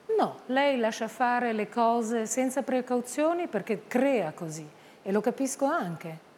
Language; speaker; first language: Italian; early bilingual, heritage; Italian